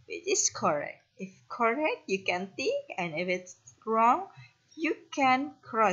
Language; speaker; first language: English; non-native, fluent; Indonesian